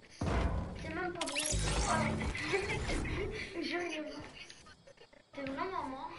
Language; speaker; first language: French; native; French